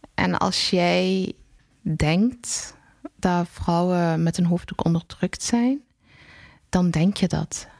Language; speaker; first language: Dutch; early bilingual, other home language; Arabic